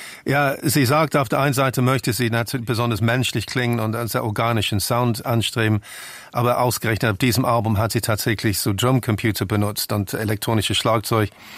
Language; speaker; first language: German; non-native, fluent; English